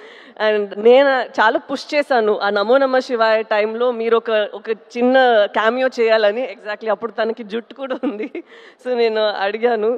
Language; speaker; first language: Telugu; non-native, local second language; Tamil